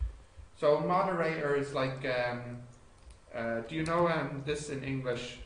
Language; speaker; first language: English; native; English